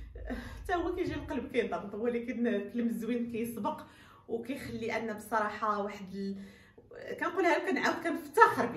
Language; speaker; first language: Arabic; native; Arabic